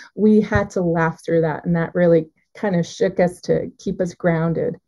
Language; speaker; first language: English; native; English